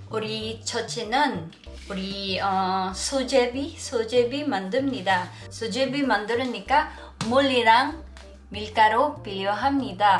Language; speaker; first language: Korean; non-native, learner; Filipino